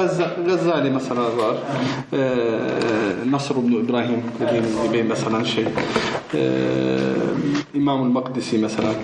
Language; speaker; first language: Turkish; non-native, fluent; Arabic